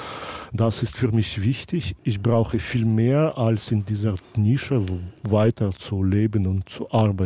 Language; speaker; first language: German; non-native, local second language; Belarusian